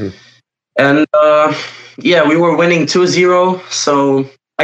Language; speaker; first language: English; non-native, fluent; Polish